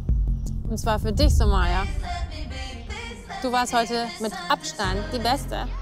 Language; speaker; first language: German; native; German